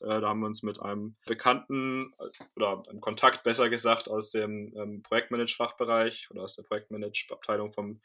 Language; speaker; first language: German; native; German